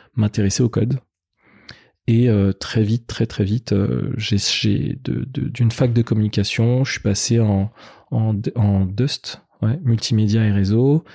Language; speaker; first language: French; native; French